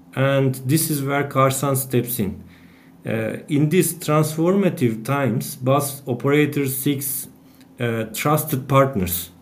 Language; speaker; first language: English; non-native, fluent; Turkish